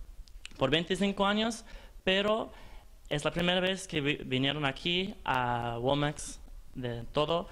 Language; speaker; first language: Spanish; non-native, fluent; English